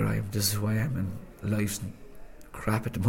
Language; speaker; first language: English; native; English